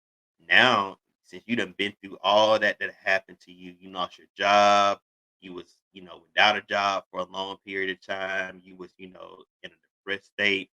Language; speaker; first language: English; native; English